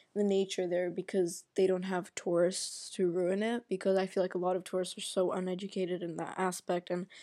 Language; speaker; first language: English; non-native, fluent; Arabic